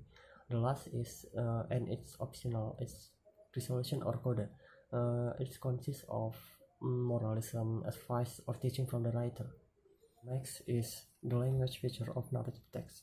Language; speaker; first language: English; non-native, learner; Indonesian